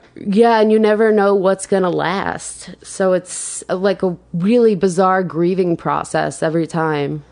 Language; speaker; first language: English; native; English